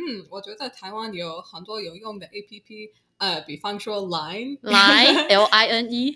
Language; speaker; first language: Chinese; non-native, learner; English